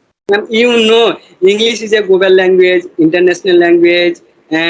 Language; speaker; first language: English; non-native, learner; Bangla